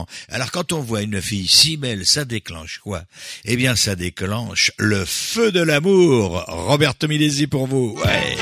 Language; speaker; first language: French; native; French